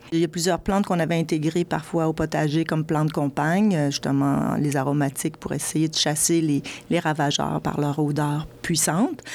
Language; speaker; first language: French; native; French